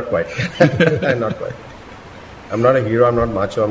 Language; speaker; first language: English; non-native, local second language; Gujarati